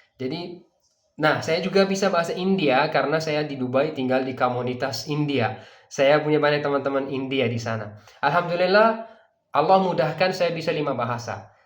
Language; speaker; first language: Indonesian; non-native, fluent; Persian